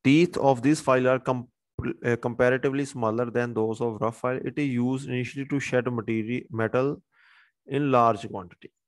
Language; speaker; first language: English; non-native, local second language; Punjabi